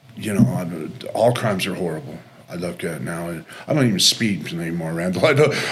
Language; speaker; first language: English; native; English